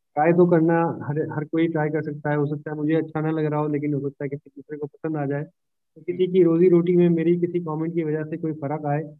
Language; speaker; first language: Urdu; native; Urdu